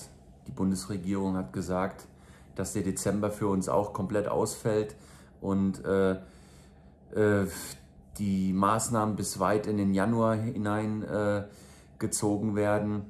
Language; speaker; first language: German; native; German